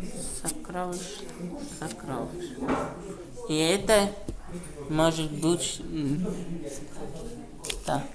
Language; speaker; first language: Russian; non-native, learner; Italian